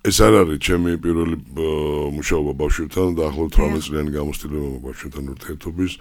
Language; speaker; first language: Georgian; native; Georgian